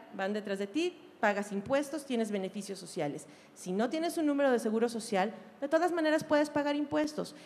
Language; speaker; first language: Spanish; native; Spanish